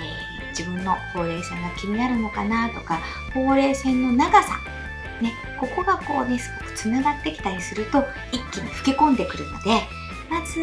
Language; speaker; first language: Japanese; native; Japanese